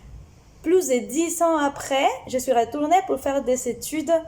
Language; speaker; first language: French; non-native, fluent; Spanish